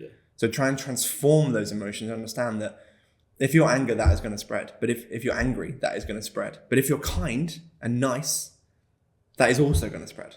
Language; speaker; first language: English; native; English